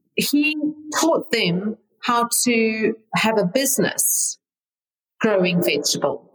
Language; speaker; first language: English; native; English